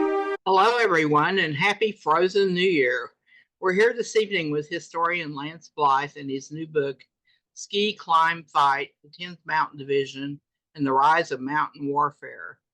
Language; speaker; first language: English; native; English